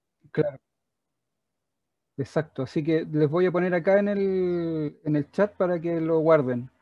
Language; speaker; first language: Spanish; native; Spanish